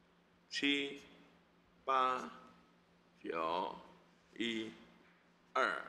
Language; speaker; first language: Chinese; native; Chinese